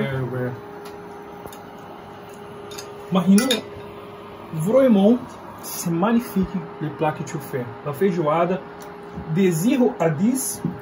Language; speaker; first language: French; non-native, learner; Portuguese